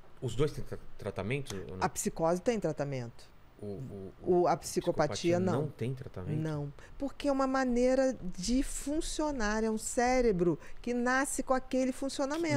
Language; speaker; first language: Portuguese; native; Portuguese